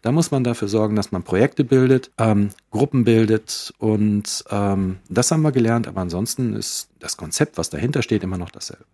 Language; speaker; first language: German; native; German